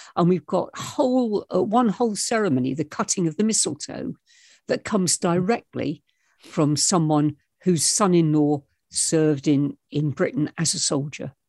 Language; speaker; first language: English; native; English